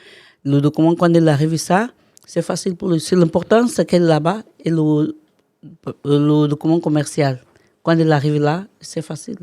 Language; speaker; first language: French; non-native, learner; Portuguese